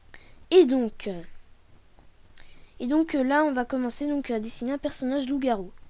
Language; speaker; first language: French; native; French